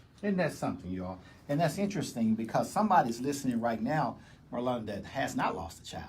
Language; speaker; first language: English; native; English